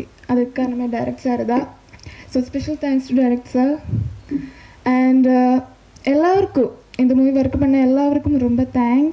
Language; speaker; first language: Tamil; non-native, learner; Malayalam